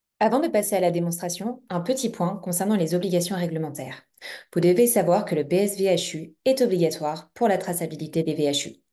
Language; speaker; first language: French; native; French